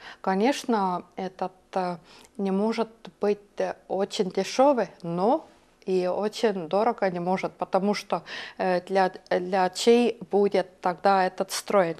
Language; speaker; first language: Russian; non-native, local second language; Estonian